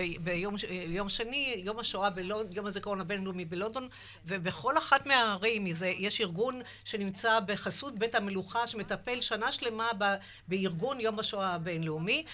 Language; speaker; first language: Hebrew; native; Hebrew